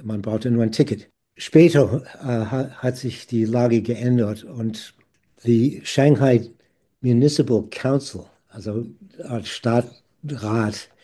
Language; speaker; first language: German; non-native, fluent; English